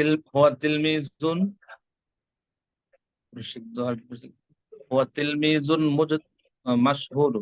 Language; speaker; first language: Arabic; non-native, learner; Bangla